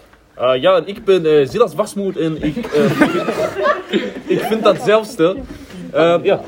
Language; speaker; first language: Dutch; non-native, learner; German